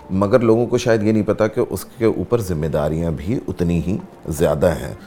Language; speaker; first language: Urdu; native; Urdu